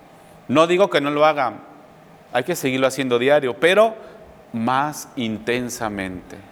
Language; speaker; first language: Spanish; native; Spanish